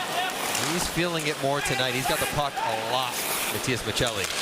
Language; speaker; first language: English; native; English